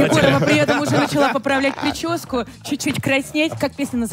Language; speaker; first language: Russian; native; Russian